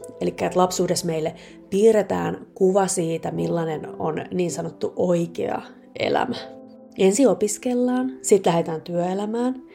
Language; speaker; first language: Finnish; native; Finnish